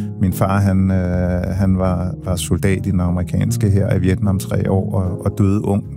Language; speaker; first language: Danish; early bilingual, other home language; English